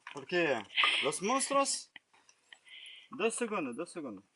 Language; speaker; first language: Spanish; non-native, learner; French